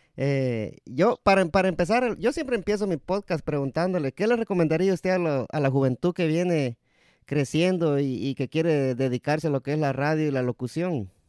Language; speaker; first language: Spanish; native; Spanish